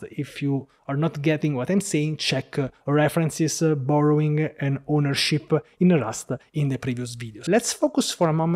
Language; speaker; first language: English; non-native, fluent; Italian